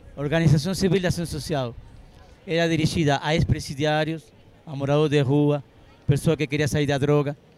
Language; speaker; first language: Portuguese; non-native, fluent; Arabic